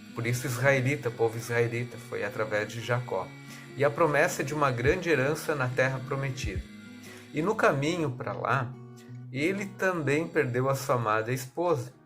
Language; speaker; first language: Portuguese; native; Portuguese